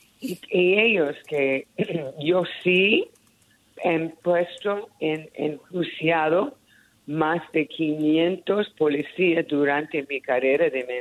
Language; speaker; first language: Spanish; early bilingual, heritage; Spanish